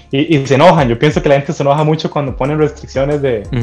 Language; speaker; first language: Spanish; native; Spanish